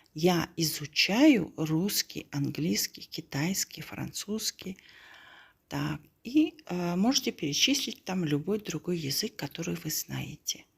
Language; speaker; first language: Russian; non-native, local second language; Kazakh